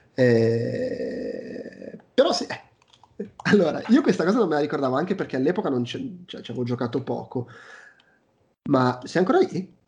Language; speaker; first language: Italian; native; Italian